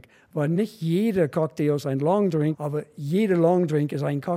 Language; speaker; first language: German; non-native, fluent; English